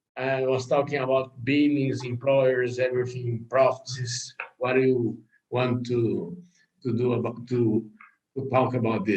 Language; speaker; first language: English; non-native, learner; Portuguese